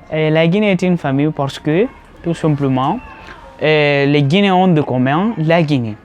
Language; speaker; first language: French; non-native, local second language; Fula